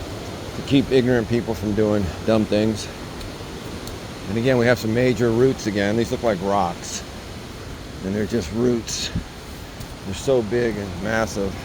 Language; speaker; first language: English; native; English